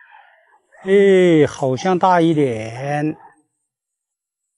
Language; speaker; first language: Chinese; native; Chinese